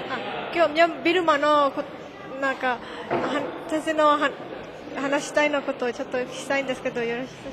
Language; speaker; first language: Japanese; non-native, learner; Burmese